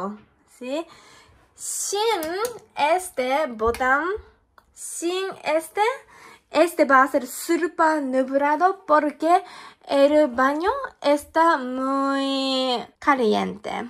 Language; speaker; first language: Spanish; non-native, learner; Japanese